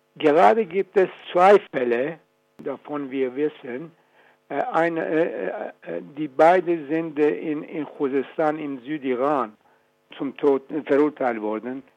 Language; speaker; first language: German; non-native, fluent; Persian